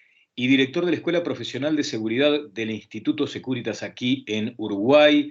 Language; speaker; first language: Spanish; native; Spanish